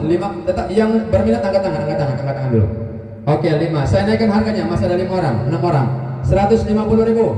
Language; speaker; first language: Indonesian; native; Indonesian